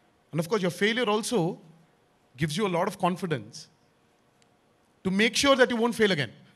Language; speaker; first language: English; non-native, local second language; Telugu